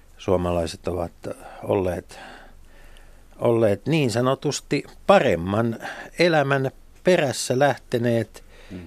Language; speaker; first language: Finnish; native; Finnish